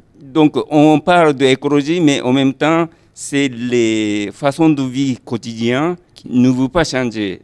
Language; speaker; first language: French; non-native, fluent; Japanese